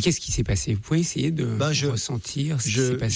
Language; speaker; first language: French; native; French